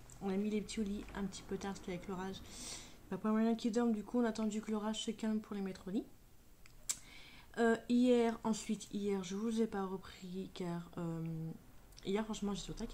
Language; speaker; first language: French; native; French